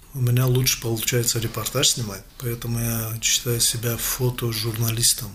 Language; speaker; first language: Russian; non-native, local second language; Tajik